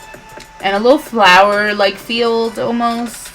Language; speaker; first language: English; native; English